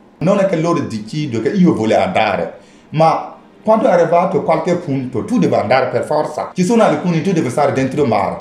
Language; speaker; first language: Italian; non-native, learner; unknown